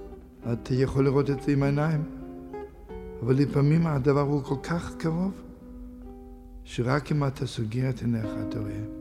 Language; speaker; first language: Hebrew; non-native, fluent; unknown